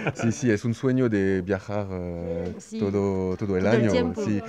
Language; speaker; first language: Spanish; non-native, learner; French